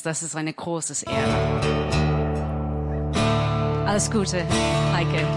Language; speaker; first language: German; non-native, learner; English